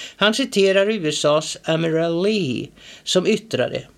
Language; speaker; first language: Swedish; native; Swedish